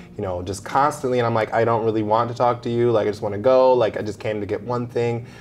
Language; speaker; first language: English; native; English